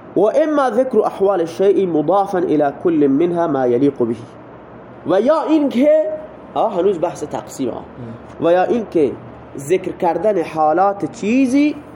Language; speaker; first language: Persian; native; Persian